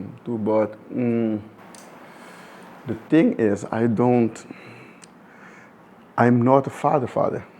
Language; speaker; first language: English; non-native, fluent; Dutch